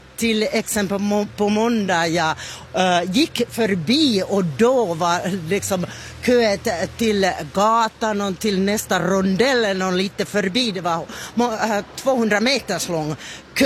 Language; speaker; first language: Swedish; non-native, fluent; Finnish